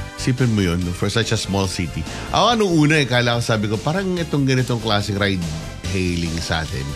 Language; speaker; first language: Filipino; non-native, local second language; Pampanga